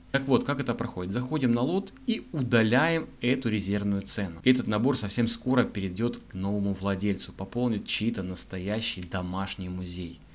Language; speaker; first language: Russian; native; Russian